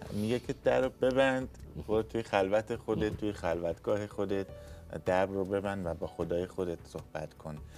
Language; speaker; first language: Persian; native; Persian